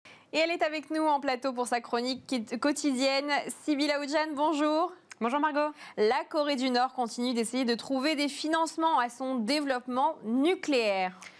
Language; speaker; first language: French; native; French